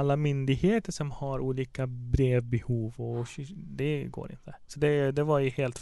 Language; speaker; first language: Swedish; non-native, fluent; Arabic